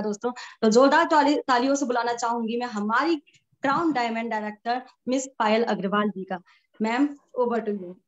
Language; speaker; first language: Hindi; native; Hindi